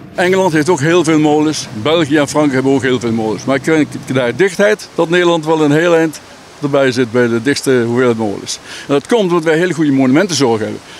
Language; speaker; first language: Dutch; native; Dutch